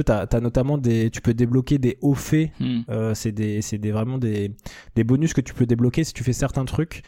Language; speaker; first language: French; native; French